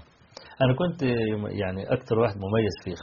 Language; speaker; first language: Arabic; native; Arabic